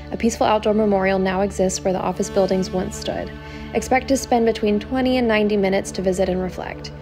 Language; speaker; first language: English; native; English